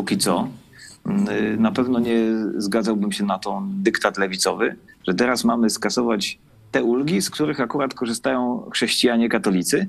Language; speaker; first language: Polish; native; Polish